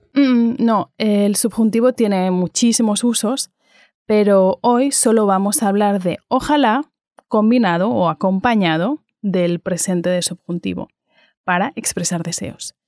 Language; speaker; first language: Spanish; native; Spanish